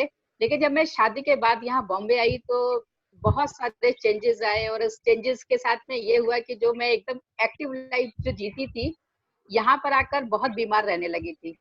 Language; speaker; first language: Hindi; native; Hindi